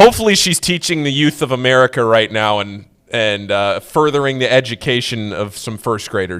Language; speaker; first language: English; native; English